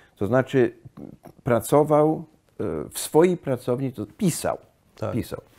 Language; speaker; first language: Polish; early bilingual, heritage; Polish